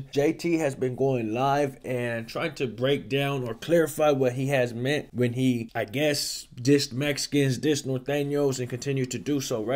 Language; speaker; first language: English; native; English